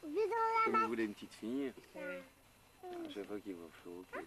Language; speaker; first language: French; native; French